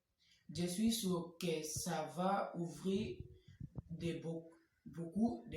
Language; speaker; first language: French; non-native, learner; Spanish